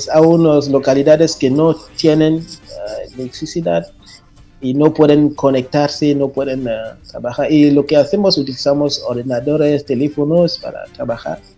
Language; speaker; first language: Spanish; non-native, fluent; French